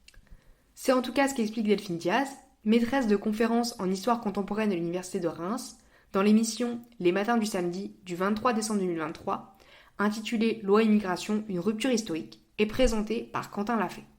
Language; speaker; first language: French; native; French